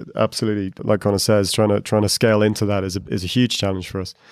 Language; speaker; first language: English; native; English